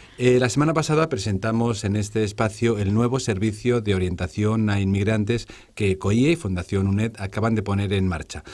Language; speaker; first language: Spanish; native; Spanish